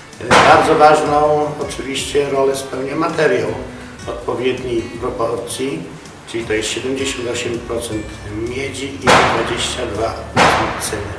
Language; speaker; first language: Polish; native; Polish